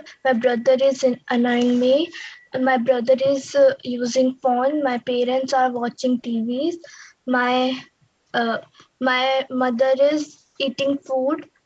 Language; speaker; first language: English; non-native, learner; Hindi